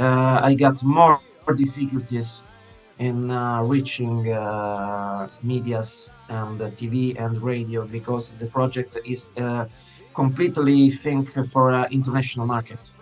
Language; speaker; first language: English; non-native, fluent; Italian